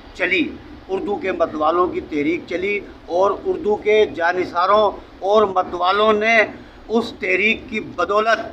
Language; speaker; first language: Urdu; native; Urdu